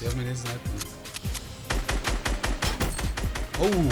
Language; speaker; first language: German; native; German